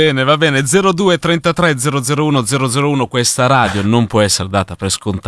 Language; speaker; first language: Italian; native; Italian